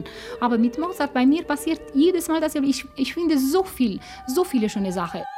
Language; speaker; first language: German; non-native, fluent; Romanian